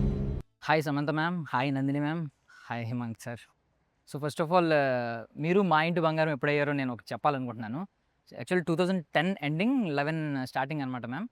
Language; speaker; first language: Telugu; native; Telugu